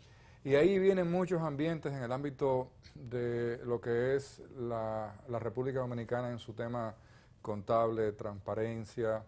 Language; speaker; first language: Spanish; native; Spanish